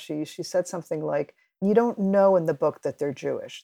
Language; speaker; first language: English; early bilingual, other home language; Spanish